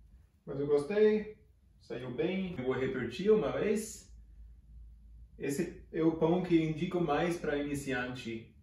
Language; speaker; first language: Portuguese; non-native, fluent; German